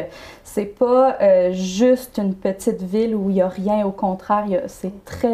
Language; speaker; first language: French; native; French